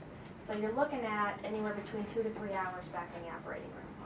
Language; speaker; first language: English; native; English